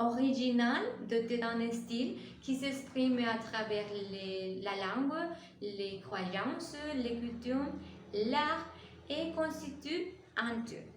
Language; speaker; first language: French; non-native, learner; Spanish